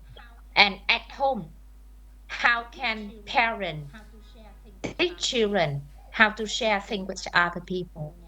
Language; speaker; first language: English; non-native, fluent; Vietnamese